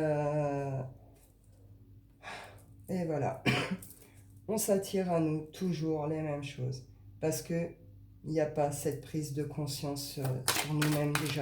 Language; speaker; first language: French; native; French